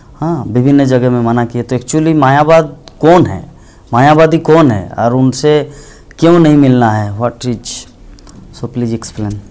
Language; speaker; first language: Hindi; non-native, local second language; Bangla